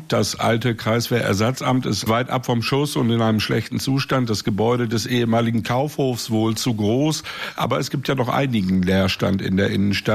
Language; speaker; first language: German; native; German